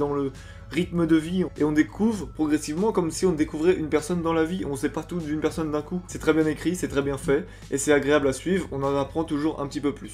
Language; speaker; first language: French; native; French